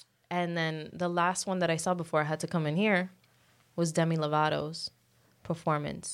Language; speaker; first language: English; early bilingual, other home language; Spanish